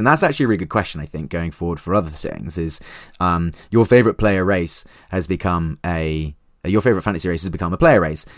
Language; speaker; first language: English; native; English